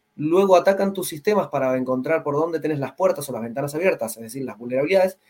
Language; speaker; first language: Spanish; native; Spanish